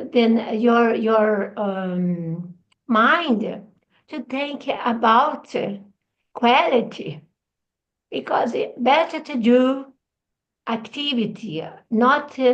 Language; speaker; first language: English; non-native, learner; Portuguese